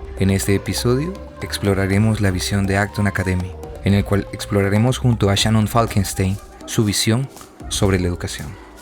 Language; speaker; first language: Spanish; native; Spanish